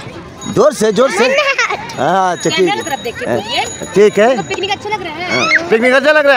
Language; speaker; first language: Hindi; non-native, local second language; Bangla